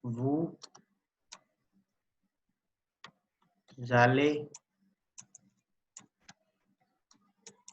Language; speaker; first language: French; non-native, learner; Hindi